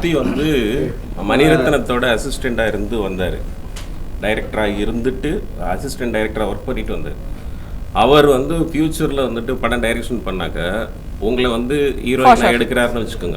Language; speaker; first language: Tamil; native; Tamil